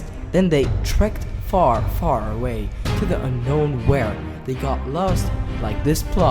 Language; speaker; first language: English; native; English